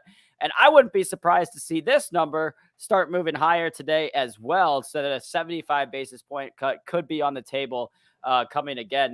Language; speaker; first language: English; native; English